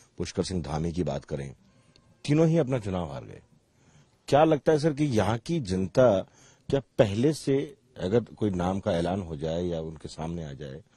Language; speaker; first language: Hindi; native; Hindi